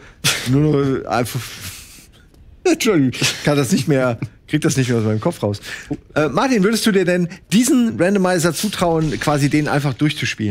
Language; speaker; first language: German; native; German